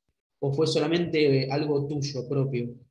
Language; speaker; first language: Spanish; native; Spanish